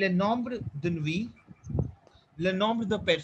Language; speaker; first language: French; non-native, fluent; Hindi